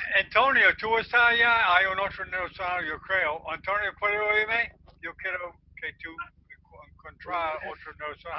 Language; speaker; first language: Spanish; non-native, learner; English